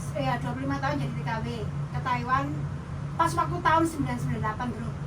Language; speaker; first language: Indonesian; non-native, local second language; Javanese